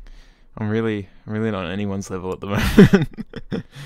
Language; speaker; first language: English; native; English